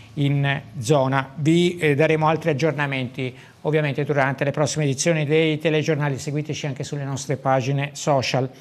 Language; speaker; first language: Italian; native; Italian